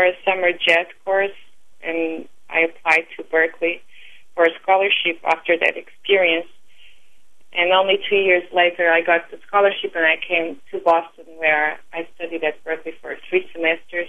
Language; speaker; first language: English; non-native, fluent; Portuguese